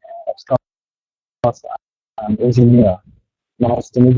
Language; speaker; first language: English; non-native, learner; Vietnamese